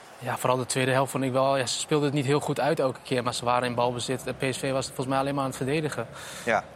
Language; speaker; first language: Dutch; early bilingual, other home language; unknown